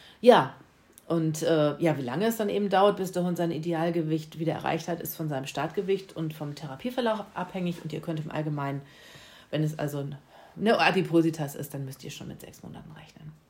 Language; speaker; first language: German; native; German